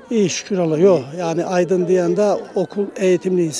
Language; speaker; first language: Turkish; early bilingual, heritage; Turkish